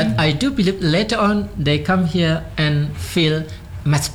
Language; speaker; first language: English; non-native, learner; Indonesian